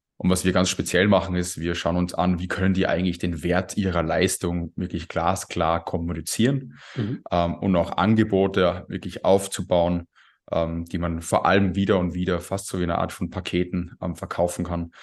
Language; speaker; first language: German; native; German